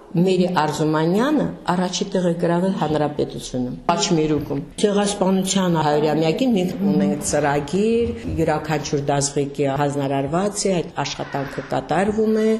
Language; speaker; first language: Armenian; native; Armenian